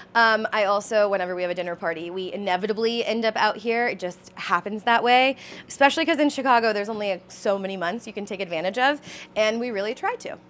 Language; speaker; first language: English; native; English